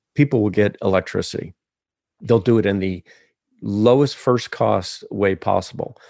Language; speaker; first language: English; native; English